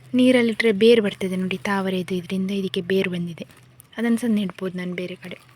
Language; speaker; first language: Kannada; native; Kannada